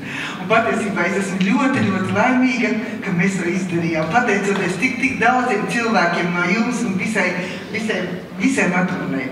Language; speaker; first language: Latvian; native; Latvian